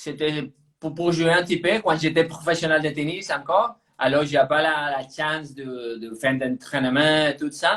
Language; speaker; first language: French; non-native, fluent; Spanish